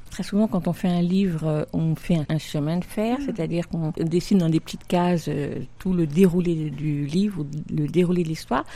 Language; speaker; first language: French; native; French